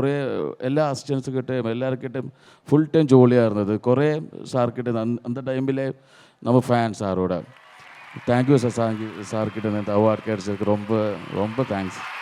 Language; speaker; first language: Tamil; non-native, learner; Malayalam